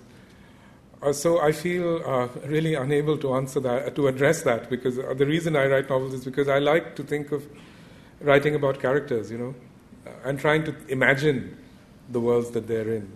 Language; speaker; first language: English; non-native, local second language; Bangla